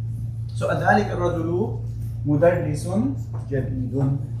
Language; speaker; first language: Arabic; non-native, fluent; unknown